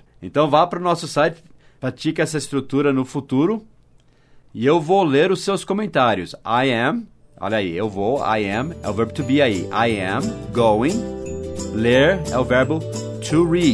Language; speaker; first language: Portuguese; non-native, fluent; English